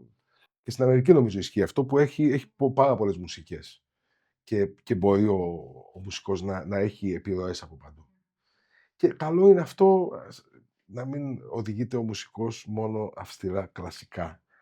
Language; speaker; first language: Greek; native; Greek